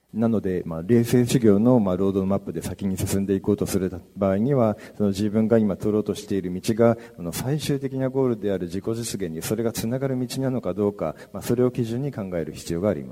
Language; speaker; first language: Japanese; native; Japanese